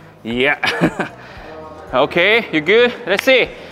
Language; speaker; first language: English; non-native, learner; Korean